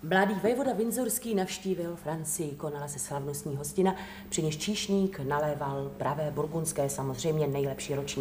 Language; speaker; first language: Czech; native; Czech